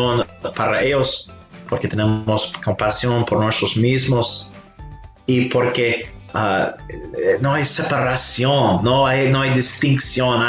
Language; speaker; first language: Spanish; non-native, fluent; English